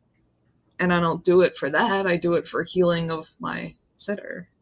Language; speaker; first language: English; native; English